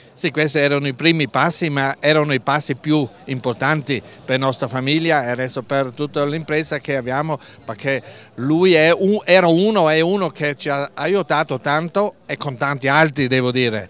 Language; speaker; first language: Italian; non-native, local second language; German